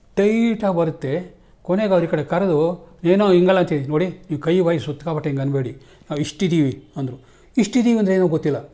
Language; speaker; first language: Kannada; native; Kannada